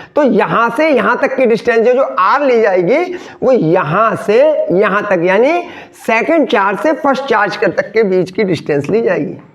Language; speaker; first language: Hindi; native; Hindi